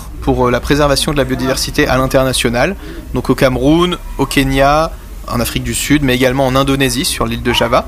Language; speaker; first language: French; native; French